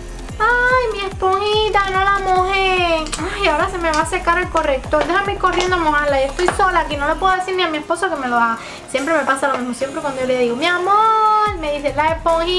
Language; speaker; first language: Spanish; native; Spanish